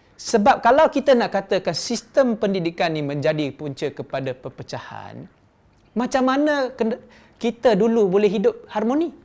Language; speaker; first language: Malay; non-native, local second language; Chinese